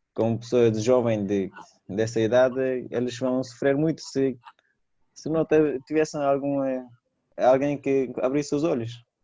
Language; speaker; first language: Portuguese; non-native, fluent; Persian